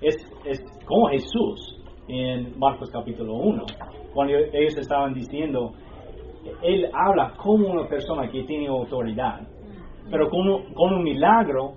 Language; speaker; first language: Spanish; non-native, learner; English